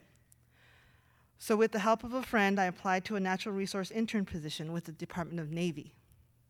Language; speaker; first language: English; native; English